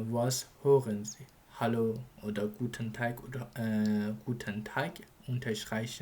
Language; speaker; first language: German; non-native, fluent; Persian